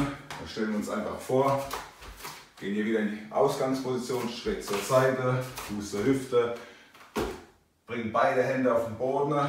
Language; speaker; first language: German; native; German